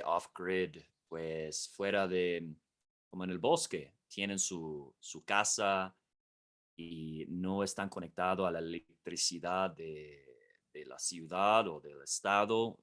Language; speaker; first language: Spanish; non-native, fluent; English